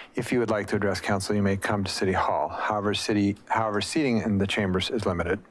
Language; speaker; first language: English; native; English